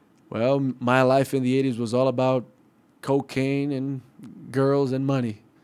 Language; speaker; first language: English; non-native, fluent; Portuguese